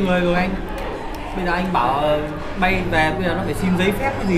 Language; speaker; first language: Vietnamese; native; Vietnamese